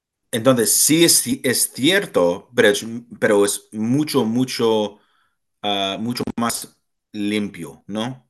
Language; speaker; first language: Spanish; non-native, learner; English